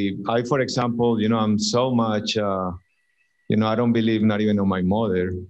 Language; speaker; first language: English; non-native, fluent; Spanish